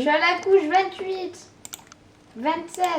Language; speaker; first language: French; native; French